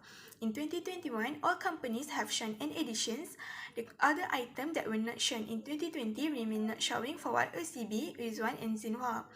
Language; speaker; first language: English; non-native, local second language; Malay